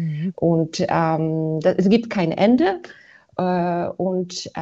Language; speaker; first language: German; non-native, fluent; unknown